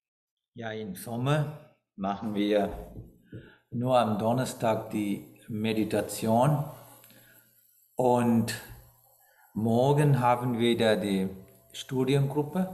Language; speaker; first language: German; non-native, fluent; Sinhala